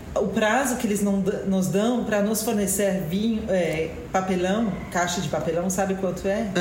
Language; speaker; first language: Portuguese; non-native, fluent; French